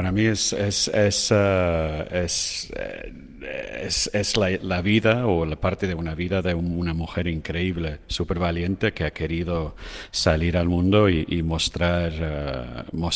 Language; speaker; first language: Spanish; non-native, fluent; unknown